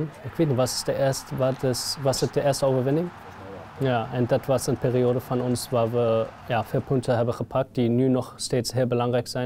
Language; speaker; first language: Dutch; non-native, fluent; German